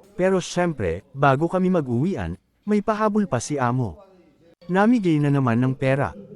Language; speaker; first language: Filipino; native; Filipino